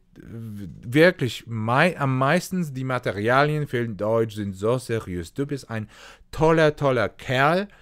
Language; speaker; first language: German; non-native, fluent; Polish